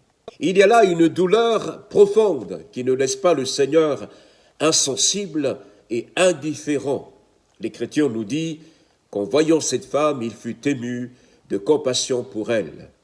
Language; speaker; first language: French; native; French